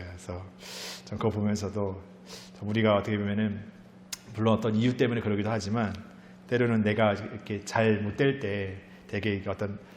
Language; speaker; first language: Korean; native; Korean